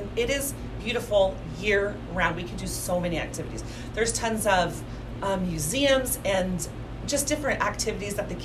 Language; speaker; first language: English; native; English